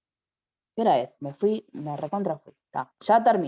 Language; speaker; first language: Spanish; native; Spanish